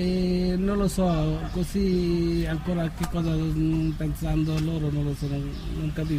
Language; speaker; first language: Italian; non-native, learner; Bangla